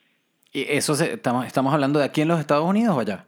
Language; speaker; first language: Spanish; native; Spanish